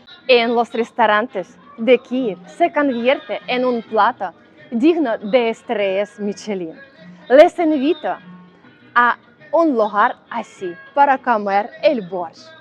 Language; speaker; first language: Spanish; non-native, learner; Ukrainian